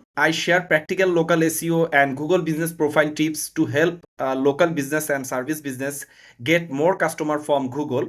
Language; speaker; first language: English; non-native, learner; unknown